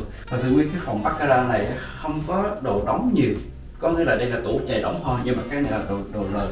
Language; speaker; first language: Vietnamese; native; Vietnamese